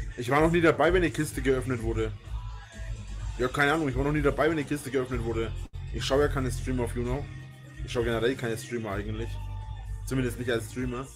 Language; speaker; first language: German; native; German